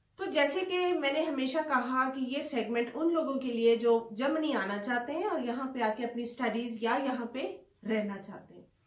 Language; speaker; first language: Urdu; native; Urdu